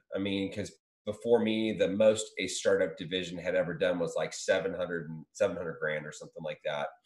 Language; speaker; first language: English; native; English